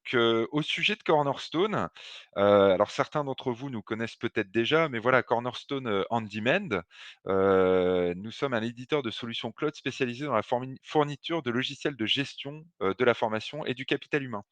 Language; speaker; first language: French; native; French